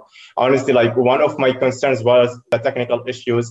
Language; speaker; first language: English; non-native, fluent; Arabic